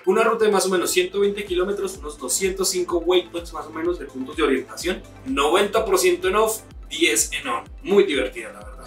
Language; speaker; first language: Spanish; native; Spanish